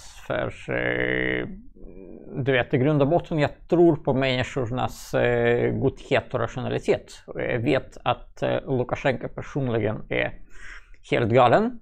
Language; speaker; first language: Swedish; non-native, fluent; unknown